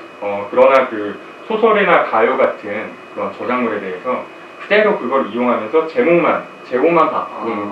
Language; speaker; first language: Korean; native; Korean